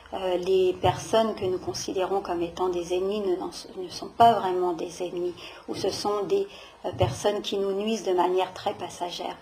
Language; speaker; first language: French; native; French